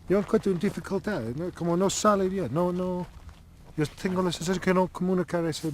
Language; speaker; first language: Spanish; non-native, learner; Italian